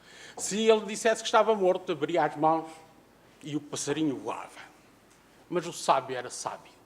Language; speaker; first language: Portuguese; native; Portuguese